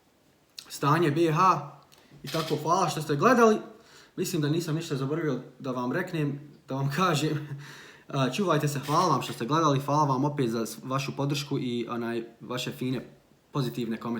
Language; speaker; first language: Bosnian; early bilingual, heritage; Bosnian